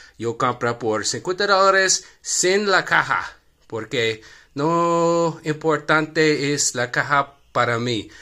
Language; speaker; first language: Spanish; non-native, learner; English